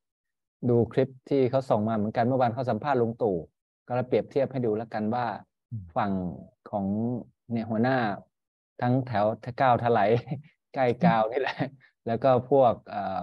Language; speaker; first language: Thai; native; Thai